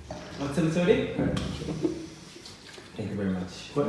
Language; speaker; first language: English; non-native, learner; Japanese